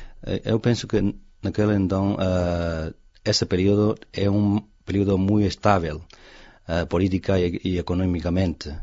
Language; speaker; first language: Portuguese; non-native, fluent; Chinese